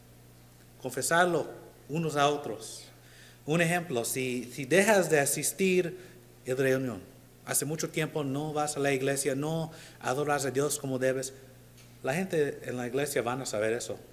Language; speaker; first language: Spanish; non-native, learner; English